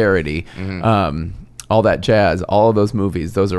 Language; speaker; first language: English; native; English